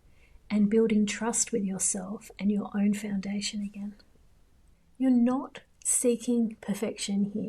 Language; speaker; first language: English; native; English